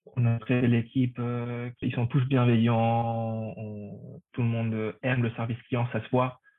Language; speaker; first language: French; non-native, fluent; Spanish